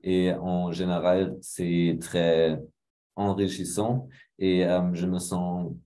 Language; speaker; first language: French; non-native, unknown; German